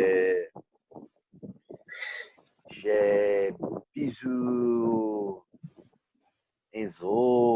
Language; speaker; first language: French; non-native, learner; Portuguese